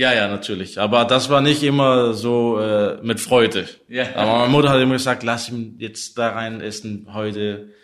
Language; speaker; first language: German; non-native, learner; Danish